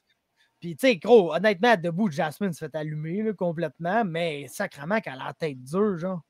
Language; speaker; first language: French; native; French